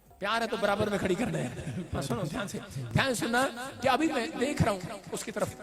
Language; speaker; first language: Hindi; non-native, local second language; Punjabi